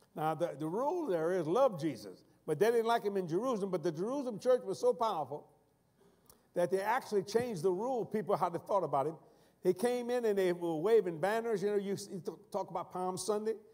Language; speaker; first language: English; native; English